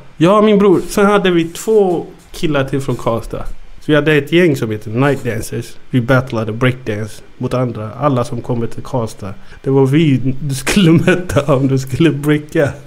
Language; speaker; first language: Swedish; early bilingual, other home language; Amharic